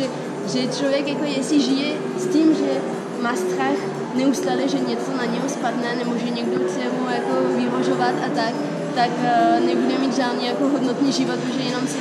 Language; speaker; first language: Czech; non-native, fluent; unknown